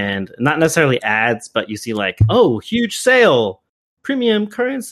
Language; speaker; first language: English; native; English